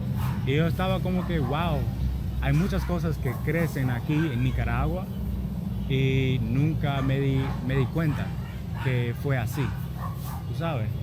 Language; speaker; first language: Spanish; non-native, learner; English